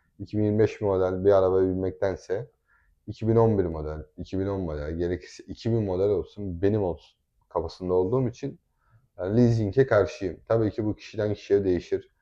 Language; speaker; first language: Turkish; native; Turkish